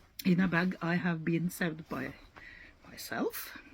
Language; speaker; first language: English; non-native, learner; Norwegian